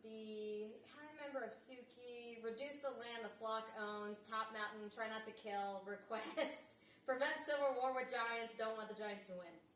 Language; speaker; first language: English; native; English